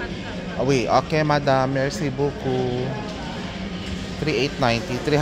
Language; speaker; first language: French; non-native, learner; Filipino